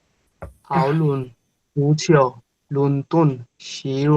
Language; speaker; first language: Chinese; non-native, learner; Bangla